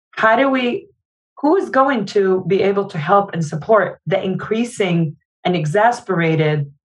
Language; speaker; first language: English; non-native, fluent; Arabic